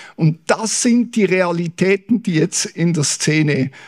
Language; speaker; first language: German; native; German